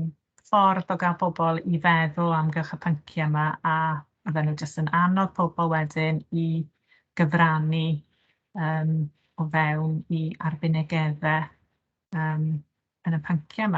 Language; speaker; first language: Welsh; native; Welsh